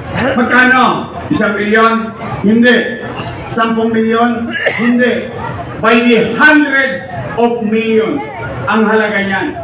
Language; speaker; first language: Filipino; native; Filipino